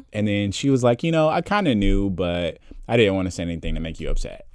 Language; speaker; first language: English; native; English